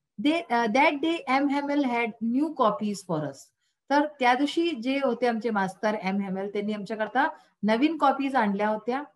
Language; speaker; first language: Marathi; non-native, local second language; Hindi